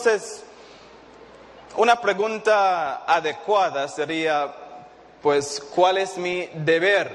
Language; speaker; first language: Spanish; non-native, fluent; English